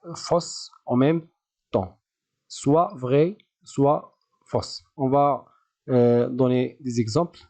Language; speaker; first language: French; non-native, local second language; Arabic